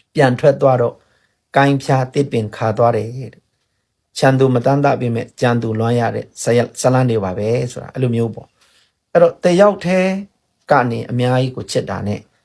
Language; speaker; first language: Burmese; non-native, local second language; Pa'o Karen